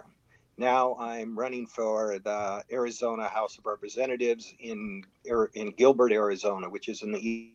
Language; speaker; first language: English; native; English